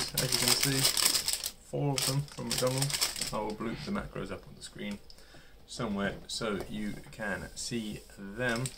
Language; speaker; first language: English; native; English